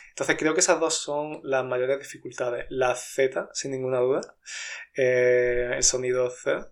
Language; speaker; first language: Spanish; native; Spanish